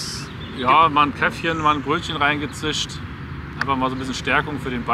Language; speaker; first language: German; native; German